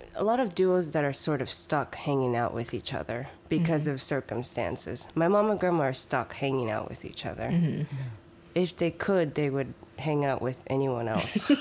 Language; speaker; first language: English; early bilingual, other home language; Chinese